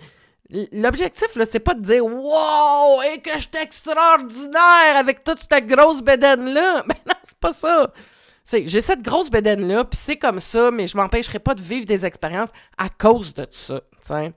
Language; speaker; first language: French; native; French